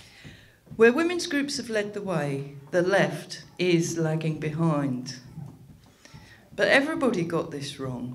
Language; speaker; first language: English; native; English